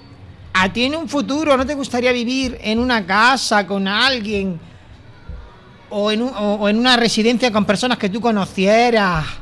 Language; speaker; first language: Spanish; native; Spanish